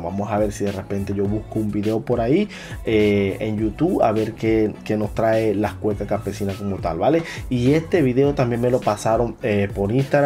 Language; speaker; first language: Spanish; native; Spanish